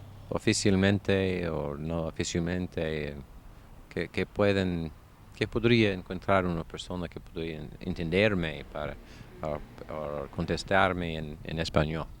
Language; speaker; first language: Spanish; non-native, fluent; English